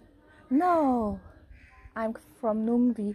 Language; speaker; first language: English; non-native, fluent; German